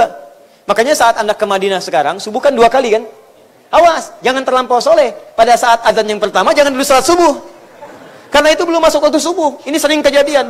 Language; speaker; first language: Indonesian; native; Indonesian